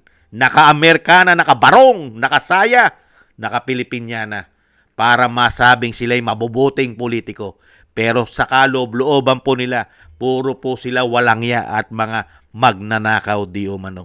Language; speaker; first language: Filipino; native; Filipino